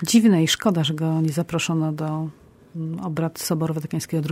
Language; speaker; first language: Polish; native; Polish